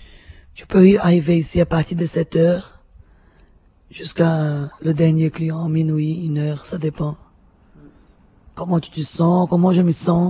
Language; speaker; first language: French; non-native, fluent; Portuguese